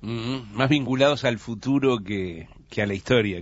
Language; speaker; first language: Spanish; native; Spanish